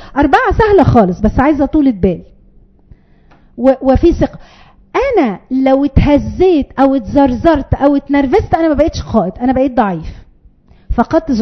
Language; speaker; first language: Arabic; native; Arabic